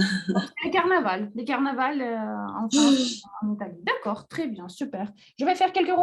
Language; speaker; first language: French; non-native, fluent; Russian